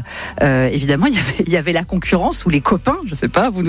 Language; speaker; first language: French; native; French